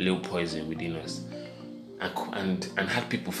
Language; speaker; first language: English; non-native, local second language; Yoruba